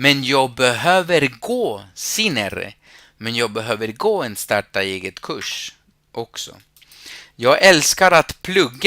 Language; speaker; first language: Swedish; non-native, fluent; Spanish